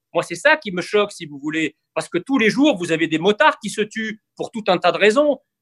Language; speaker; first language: French; early bilingual, other home language; Arabic